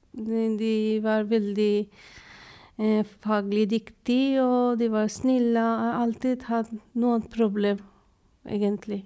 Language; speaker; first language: Norwegian; non-native, fluent; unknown